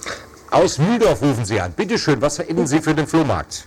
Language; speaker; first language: German; native; German